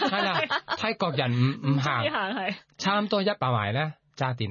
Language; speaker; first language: Cantonese; non-native, learner; Thai